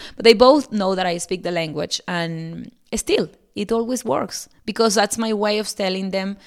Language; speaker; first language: English; non-native, fluent; Spanish